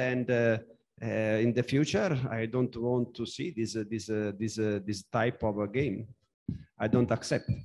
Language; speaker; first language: English; non-native, learner; Italian